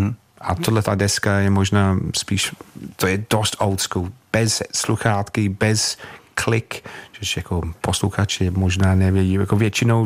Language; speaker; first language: Czech; non-native, fluent; English